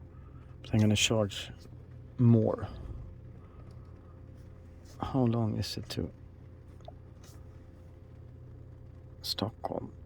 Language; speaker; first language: English; non-native, fluent; Swedish